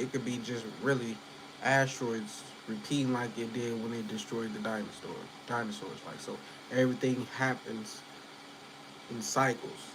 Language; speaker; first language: English; native; English